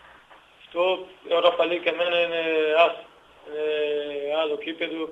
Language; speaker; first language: Greek; non-native, learner; Portuguese